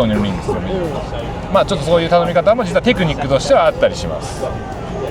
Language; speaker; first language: Japanese; native; Japanese